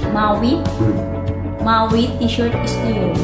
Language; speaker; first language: Turkish; non-native, learner; Filipino